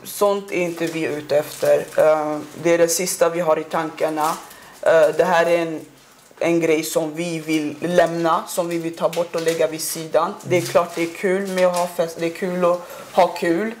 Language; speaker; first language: Swedish; early bilingual, other home language; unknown